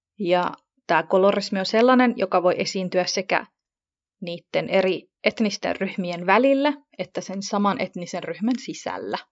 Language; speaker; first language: Finnish; early bilingual, other home language; Kurdish